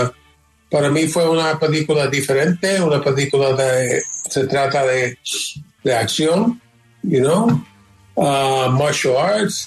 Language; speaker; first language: Spanish; early bilingual, heritage; Spanish